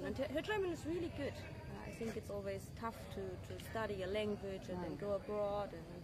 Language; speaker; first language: English; non-native, fluent; German